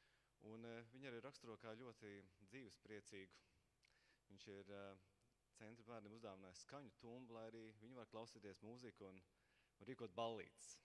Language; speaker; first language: Latvian; native; Latvian